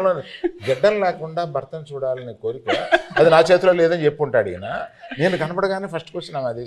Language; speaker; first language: Telugu; native; Telugu